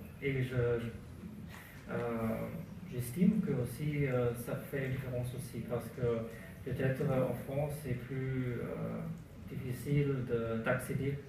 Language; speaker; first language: French; non-native, learner; German